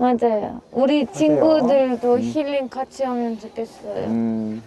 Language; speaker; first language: Korean; non-native, learner; Greek